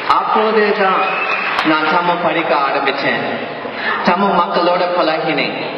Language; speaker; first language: Tamil; non-native, fluent; English